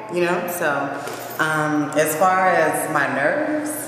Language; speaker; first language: English; native; English